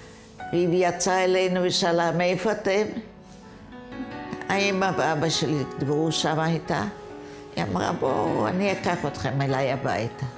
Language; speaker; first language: Hebrew; non-native, fluent; Yiddish